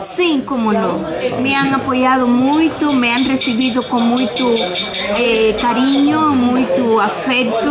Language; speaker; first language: Portuguese; non-native, learner; Spanish